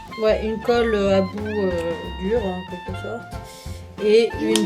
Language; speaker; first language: French; native; French